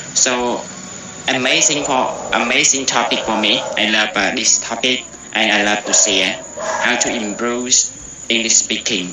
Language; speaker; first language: English; non-native, learner; Khmer